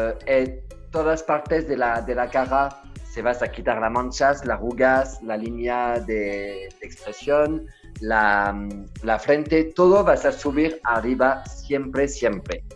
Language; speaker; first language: Spanish; non-native, learner; French